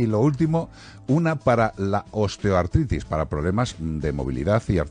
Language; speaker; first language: Spanish; native; Spanish